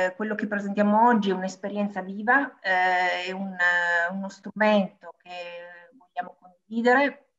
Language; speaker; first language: Italian; non-native, fluent; Arabic